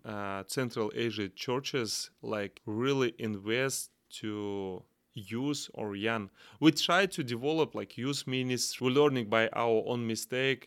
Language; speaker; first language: English; non-native, learner; Kazakh